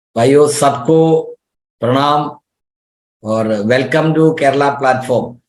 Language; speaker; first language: Hindi; non-native, local second language; Malayalam